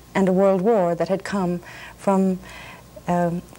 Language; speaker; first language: English; native; English